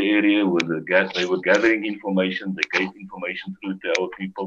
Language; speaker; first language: English; non-native, local second language; Afrikaans